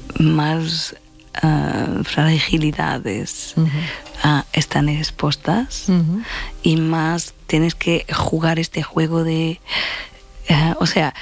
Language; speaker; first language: Spanish; non-native, fluent; Portuguese